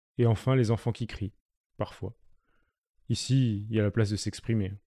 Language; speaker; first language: French; native; French